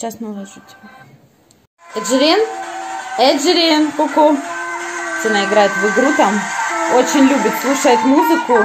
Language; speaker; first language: Russian; native; Russian